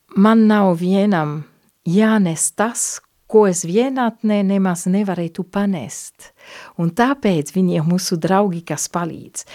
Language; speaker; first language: Latvian; non-native, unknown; Italian